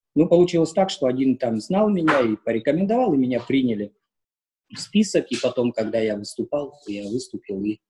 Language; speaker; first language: Russian; native; Russian